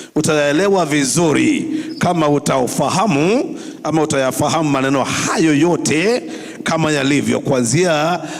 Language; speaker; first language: Swahili; non-native, local second language; Kamba